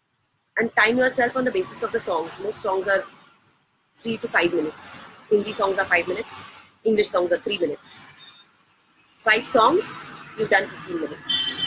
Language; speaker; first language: English; non-native, local second language; Hindi